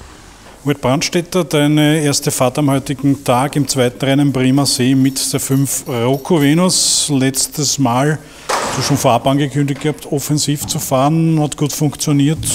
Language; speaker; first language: German; native; German